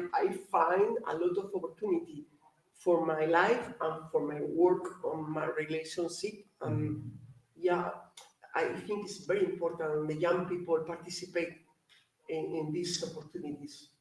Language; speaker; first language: English; non-native, learner; Spanish